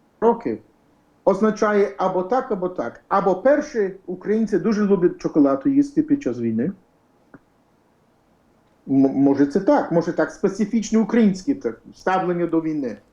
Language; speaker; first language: Ukrainian; early bilingual, heritage; English